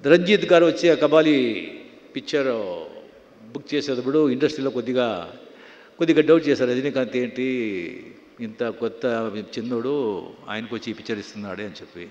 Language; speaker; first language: Telugu; non-native, local second language; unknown